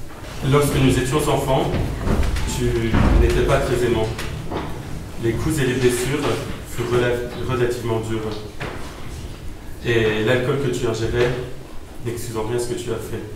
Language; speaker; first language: French; native; French